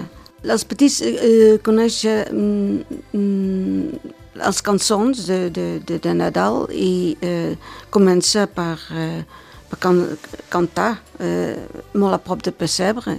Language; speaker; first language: Catalan; non-native, learner; Dutch